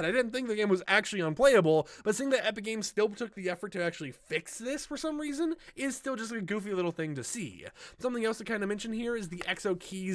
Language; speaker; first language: English; native; English